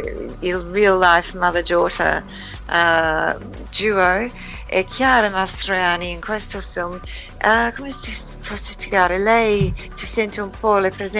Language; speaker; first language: Italian; early bilingual, heritage; English